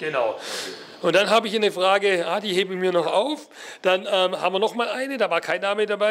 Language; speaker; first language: German; native; German